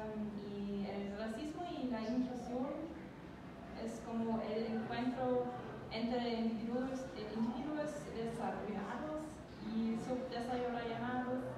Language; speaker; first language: Spanish; non-native, learner; German